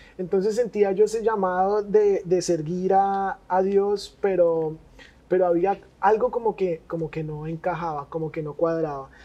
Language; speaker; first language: Spanish; native; Spanish